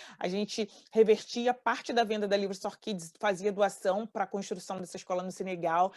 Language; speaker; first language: Portuguese; native; Portuguese